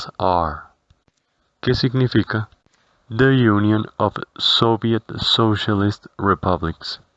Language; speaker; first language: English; non-native, fluent; Spanish